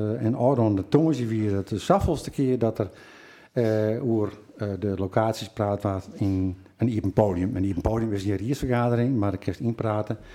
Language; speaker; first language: Dutch; non-native, local second language; Western Frisian